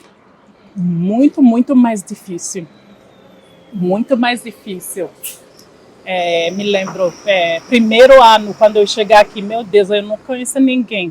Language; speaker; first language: Portuguese; non-native, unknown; Igbo